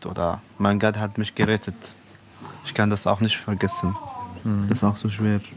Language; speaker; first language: German; non-native, fluent; Arabic